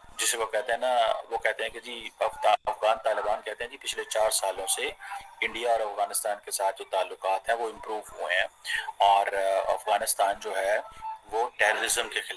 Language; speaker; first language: Hindi; native; Hindi